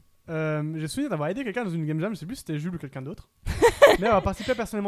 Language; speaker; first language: French; native; French